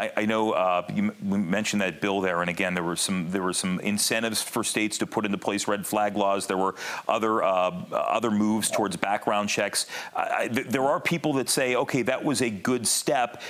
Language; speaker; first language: English; native; English